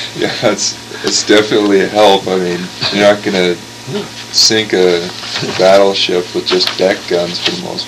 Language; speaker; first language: English; native; English